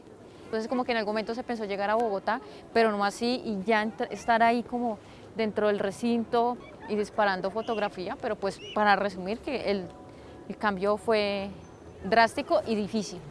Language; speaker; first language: Spanish; native; Spanish